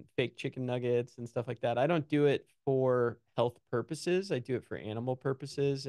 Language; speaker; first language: English; native; English